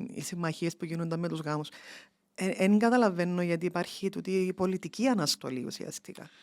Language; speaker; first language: Greek; early bilingual, heritage; Greek